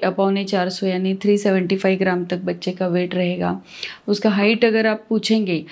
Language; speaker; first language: Hindi; non-native, local second language; Marathi